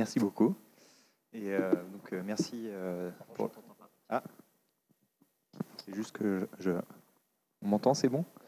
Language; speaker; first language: French; native; French